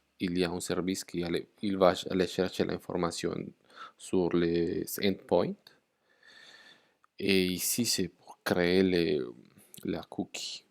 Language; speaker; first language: French; non-native, fluent; Spanish